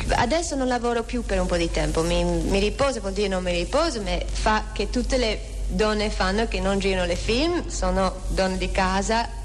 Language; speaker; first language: Italian; non-native, learner; French